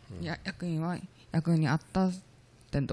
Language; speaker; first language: Japanese; non-native, learner; Korean